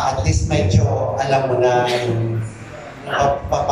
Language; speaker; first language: Filipino; native; Filipino